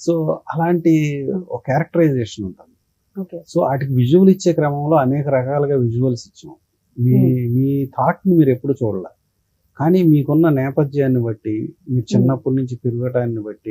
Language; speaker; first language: Telugu; native; Telugu